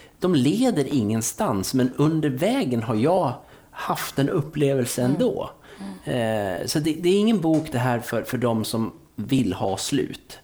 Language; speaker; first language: Swedish; native; Swedish